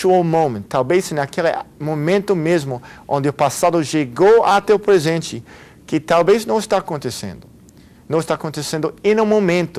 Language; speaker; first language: Portuguese; non-native, fluent; Spanish